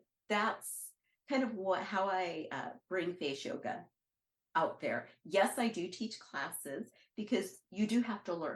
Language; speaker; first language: English; native; English